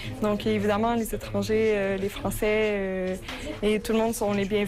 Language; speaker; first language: French; native; French